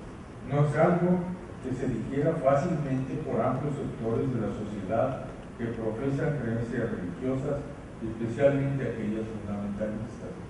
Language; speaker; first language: Spanish; native; Spanish